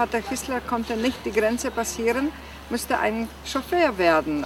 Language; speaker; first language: German; non-native, fluent; Polish